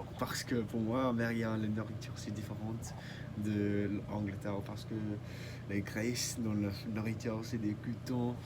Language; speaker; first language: French; non-native, learner; English